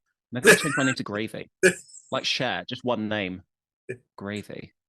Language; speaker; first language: English; native; English